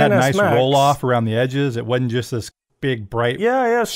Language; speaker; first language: English; native; English